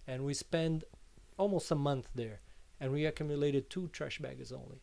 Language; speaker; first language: English; non-native, fluent; Portuguese